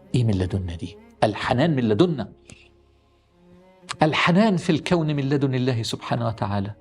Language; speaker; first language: Arabic; native; Arabic